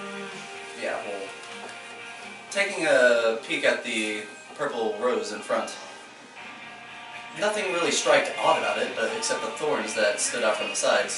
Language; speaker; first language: English; native; English